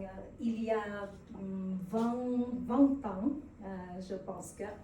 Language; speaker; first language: French; non-native, learner; Vietnamese